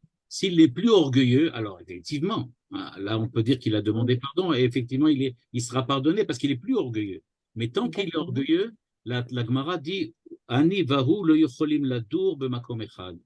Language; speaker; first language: French; native; French